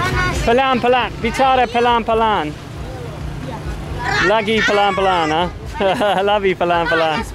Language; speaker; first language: Indonesian; non-native, learner; English